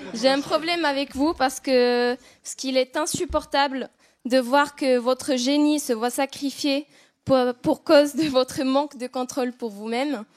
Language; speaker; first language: French; non-native, local second language; Arabic